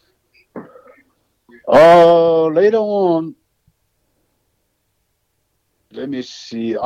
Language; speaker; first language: English; non-native, learner; Japanese